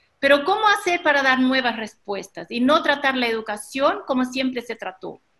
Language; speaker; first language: Spanish; non-native, fluent; Portuguese